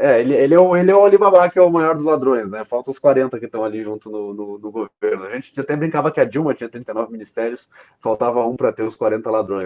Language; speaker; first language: Portuguese; native; Portuguese